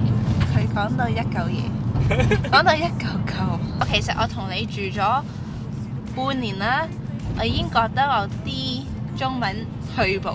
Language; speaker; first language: Cantonese; early bilingual, heritage; Cantonese